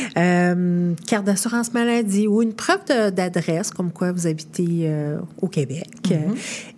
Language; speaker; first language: French; native; French